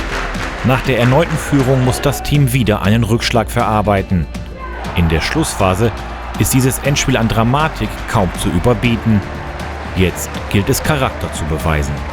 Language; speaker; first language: German; native; German